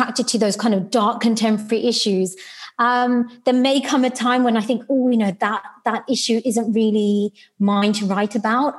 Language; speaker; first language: English; non-native, local second language; Sylheti